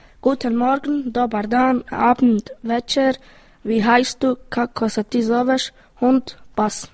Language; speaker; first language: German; early bilingual, other home language; Croatian